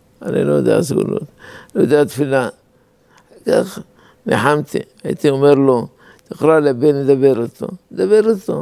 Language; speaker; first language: Hebrew; non-native, fluent; Arabic